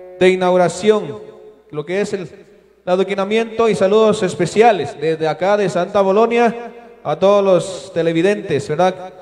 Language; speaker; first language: Spanish; non-native, local second language; Kaqchikel